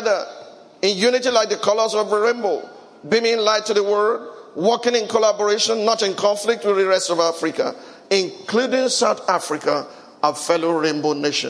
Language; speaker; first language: English; non-native, local second language; Yoruba